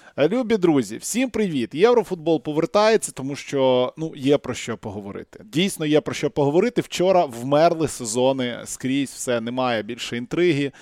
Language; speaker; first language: Ukrainian; non-native, local second language; Russian